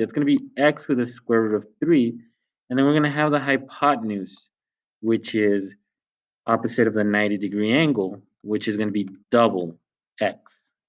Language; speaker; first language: English; native; English